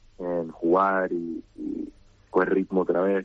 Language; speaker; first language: Spanish; non-native, fluent; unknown